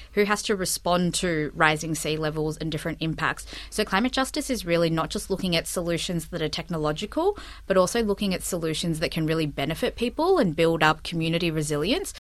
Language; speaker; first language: English; early bilingual, other home language; Vietnamese